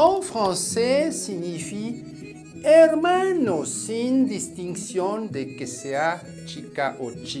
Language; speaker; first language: Spanish; non-native, fluent; French